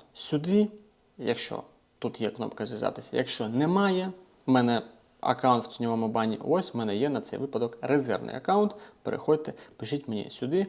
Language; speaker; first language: Ukrainian; non-native, local second language; Russian